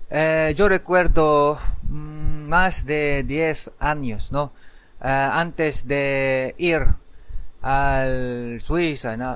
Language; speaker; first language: Spanish; non-native, learner; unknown